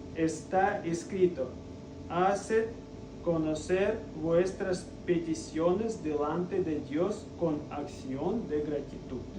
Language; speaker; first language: Spanish; non-native, fluent; Russian